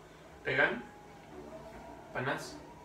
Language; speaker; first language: Indonesian; non-native, learner; Spanish